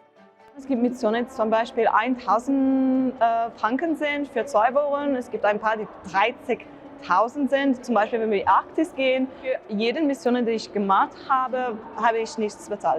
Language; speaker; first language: German; non-native, learner; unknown